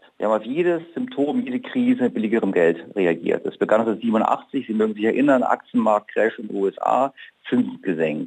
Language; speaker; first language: German; native; German